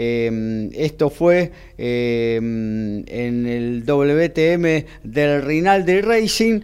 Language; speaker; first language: Spanish; native; Spanish